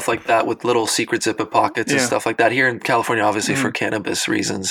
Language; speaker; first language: English; non-native, local second language; Afrikaans